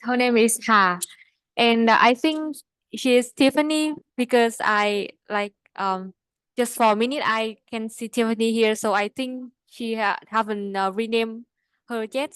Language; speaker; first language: English; non-native, fluent; Vietnamese